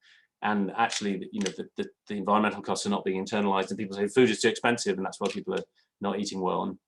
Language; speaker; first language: English; native; English